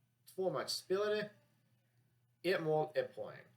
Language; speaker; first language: Swedish; non-native, learner; English